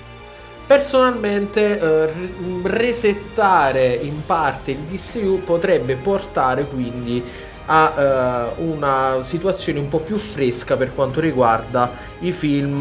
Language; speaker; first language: Italian; native; Italian